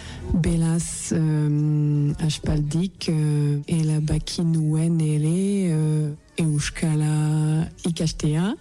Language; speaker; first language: Basque; non-native, learner; French